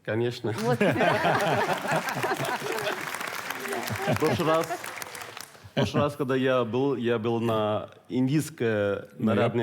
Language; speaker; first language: Russian; non-native, fluent; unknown